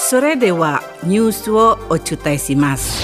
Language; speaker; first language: Japanese; non-native, fluent; Indonesian